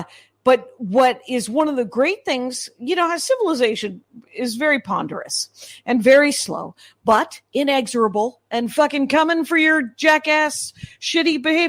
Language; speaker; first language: English; native; English